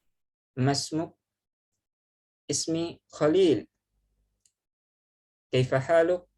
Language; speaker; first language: Arabic; non-native, fluent; Indonesian